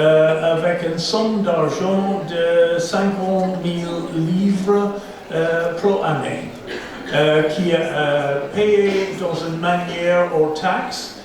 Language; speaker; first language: French; non-native, fluent; English